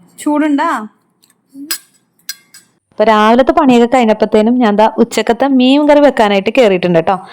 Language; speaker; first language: Malayalam; native; Malayalam